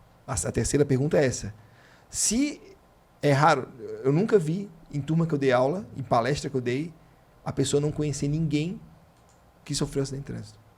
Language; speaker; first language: Portuguese; native; Portuguese